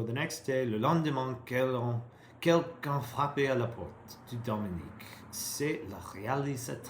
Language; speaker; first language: French; non-native, learner; English